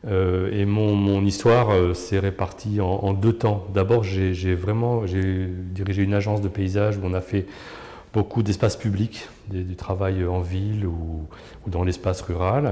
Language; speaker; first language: French; native; French